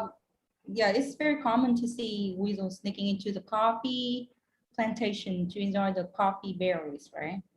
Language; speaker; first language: English; non-native, fluent; Vietnamese